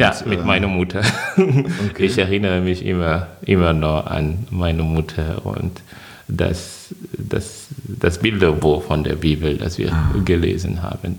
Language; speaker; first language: German; non-native, fluent; French